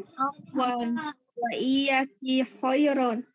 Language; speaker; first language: Arabic; non-native, learner; Indonesian